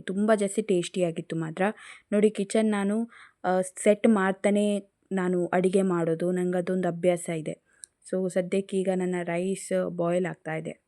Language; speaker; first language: Kannada; non-native, local second language; Tulu